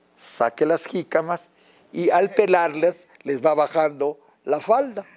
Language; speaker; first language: Spanish; non-native, local second language; Yucateco